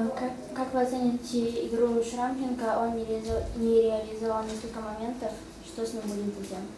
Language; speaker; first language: Russian; native; Russian